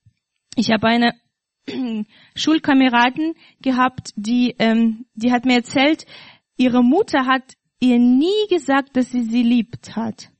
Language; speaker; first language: German; non-native, fluent; Russian